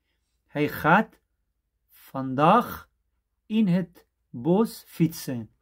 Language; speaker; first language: Dutch; non-native, fluent; Persian